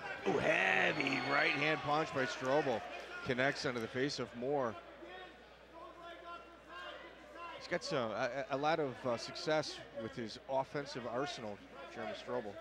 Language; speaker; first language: English; native; English